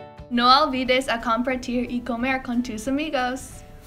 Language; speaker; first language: Spanish; non-native, learner; English